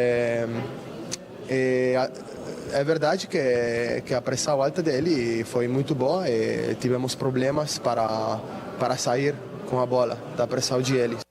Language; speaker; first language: Portuguese; non-native, learner; Italian